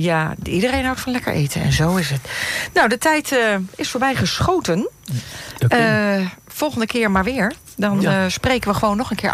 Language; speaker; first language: Dutch; native; Dutch